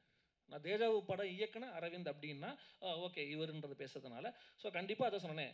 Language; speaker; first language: Tamil; native; Tamil